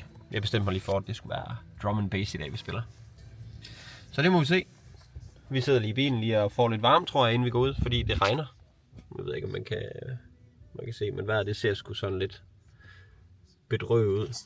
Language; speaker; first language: Danish; native; Danish